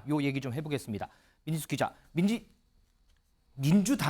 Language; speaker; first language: Korean; native; Korean